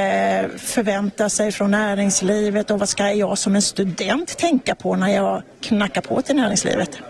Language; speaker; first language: Swedish; native; Swedish